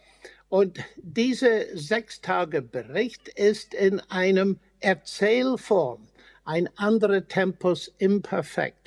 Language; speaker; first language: German; non-native, fluent; English